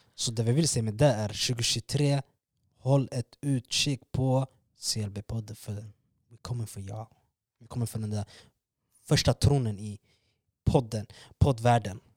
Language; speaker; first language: Swedish; early bilingual, other home language; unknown